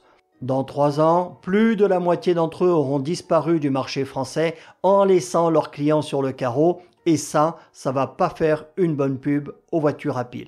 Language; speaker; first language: French; native; French